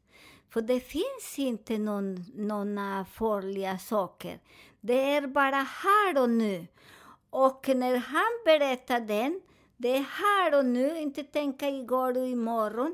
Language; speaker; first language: Swedish; non-native, fluent; Spanish